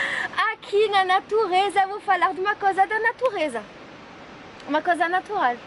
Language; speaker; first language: Portuguese; non-native, learner; French